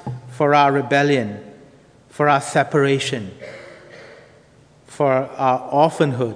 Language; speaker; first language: English; native; English